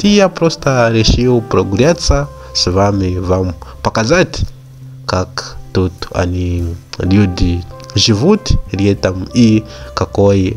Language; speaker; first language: Russian; non-native, learner; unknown